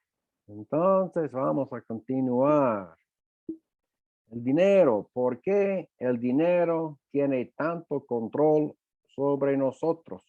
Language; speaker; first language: Spanish; non-native, fluent; English